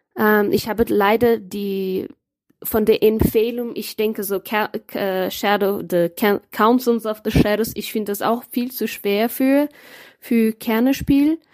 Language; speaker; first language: German; non-native, learner; Portuguese